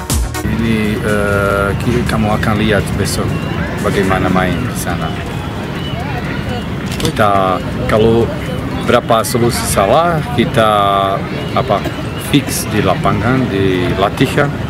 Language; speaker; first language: Indonesian; non-native, learner; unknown